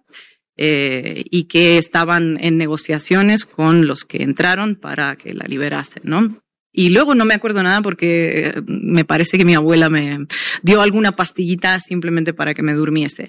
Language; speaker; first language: Spanish; non-native, fluent; Russian